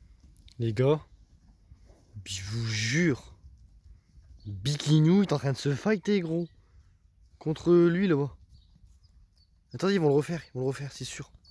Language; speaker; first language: French; native; French